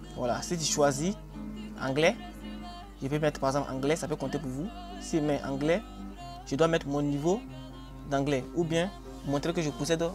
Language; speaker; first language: French; non-native, local second language; Akan